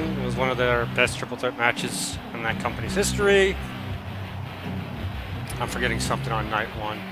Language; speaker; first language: English; native; English